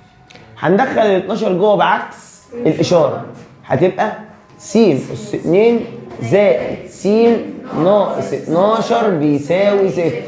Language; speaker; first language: Arabic; native; Arabic